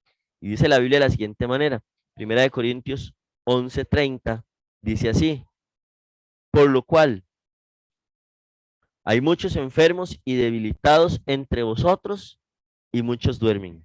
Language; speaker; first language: Spanish; native; Spanish